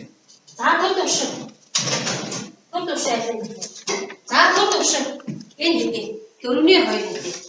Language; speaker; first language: Mongolian; native; Mongolian